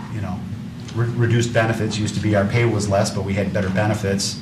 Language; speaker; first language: English; native; English